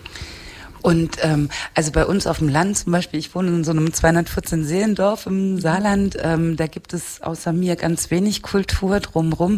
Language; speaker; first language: German; native; German